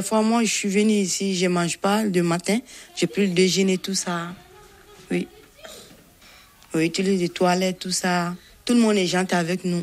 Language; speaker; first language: French; non-native, learner; Bambara